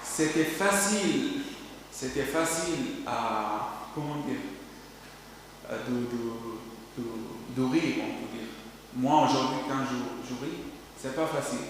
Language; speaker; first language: French; non-native, learner; Arabic